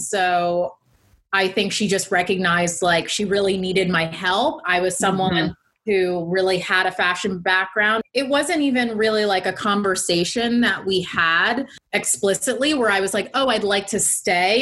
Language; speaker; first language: English; native; English